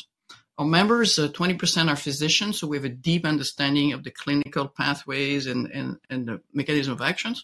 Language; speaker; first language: English; non-native, fluent; French